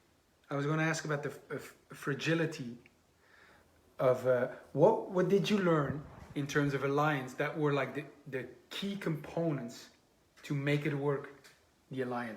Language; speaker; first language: English; non-native, fluent; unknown